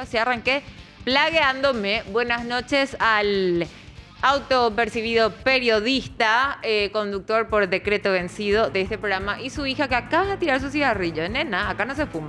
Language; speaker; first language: Spanish; native; Spanish